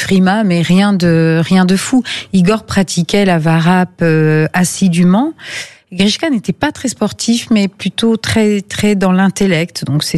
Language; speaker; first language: French; native; French